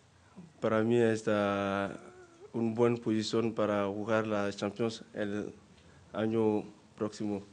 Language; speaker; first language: Spanish; non-native, learner; French